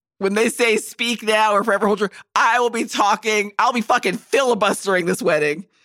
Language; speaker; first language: English; native; English